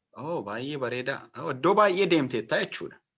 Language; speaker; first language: Oromo; native; Oromo